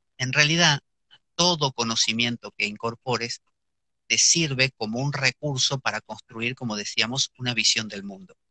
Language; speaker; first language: Spanish; native; Spanish